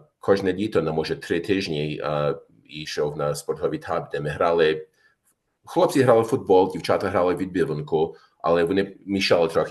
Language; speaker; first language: Ukrainian; early bilingual, heritage; Ukrainian